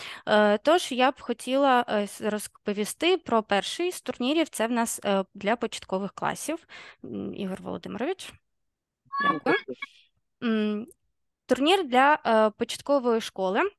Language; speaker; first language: Ukrainian; native; Ukrainian